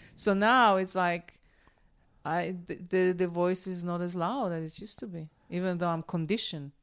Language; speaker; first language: English; non-native, fluent; Hebrew